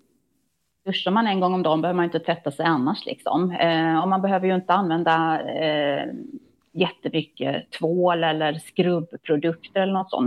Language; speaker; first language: Swedish; native; Swedish